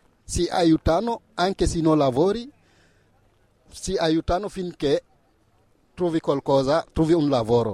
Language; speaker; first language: Italian; non-native, learner; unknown